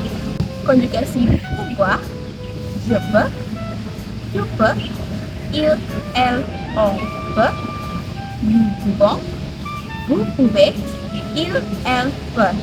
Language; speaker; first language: French; non-native, learner; Indonesian